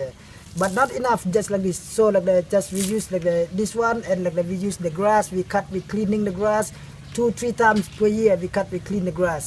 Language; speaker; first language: English; non-native, learner; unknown